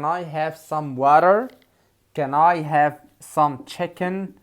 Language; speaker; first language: English; non-native, learner; Arabic